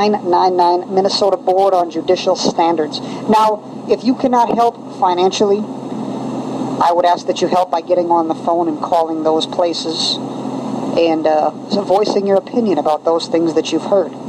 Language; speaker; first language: English; native; English